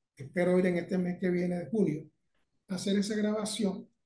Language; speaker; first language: Spanish; native; Spanish